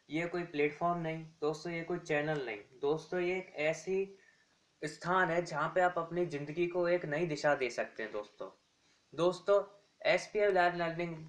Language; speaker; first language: Hindi; native; Hindi